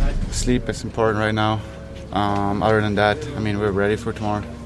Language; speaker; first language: English; non-native, fluent; German